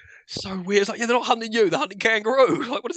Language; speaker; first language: English; native; English